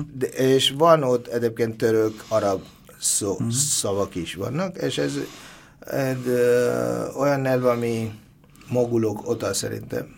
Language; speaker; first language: Hungarian; non-native, fluent; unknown